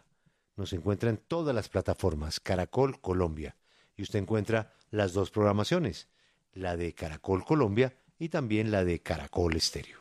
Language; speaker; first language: Spanish; native; Spanish